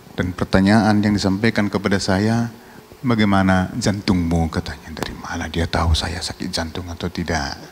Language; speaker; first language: Indonesian; non-native, local second language; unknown